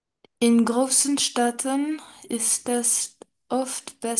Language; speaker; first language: German; non-native, learner; French